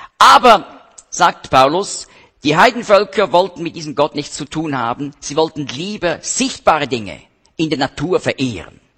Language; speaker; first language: German; native; German